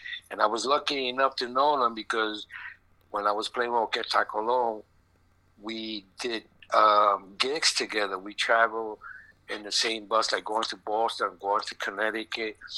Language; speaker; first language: English; native; English